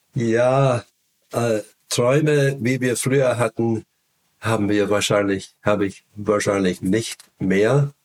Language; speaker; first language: German; non-native, fluent; English